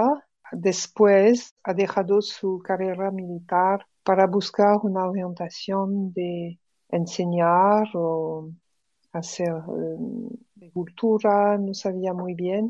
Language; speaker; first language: Spanish; non-native, fluent; French